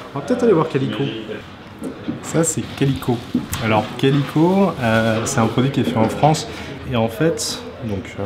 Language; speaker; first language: French; native; French